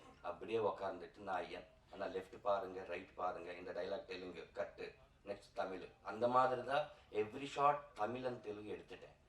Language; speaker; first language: Tamil; non-native, learner; Telugu